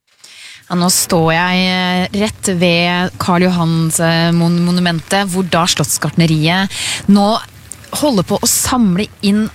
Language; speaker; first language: Norwegian; native; Norwegian